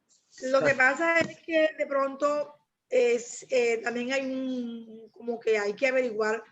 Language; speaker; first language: Spanish; native; Spanish